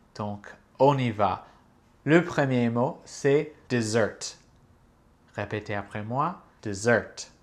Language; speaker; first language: French; non-native, fluent; English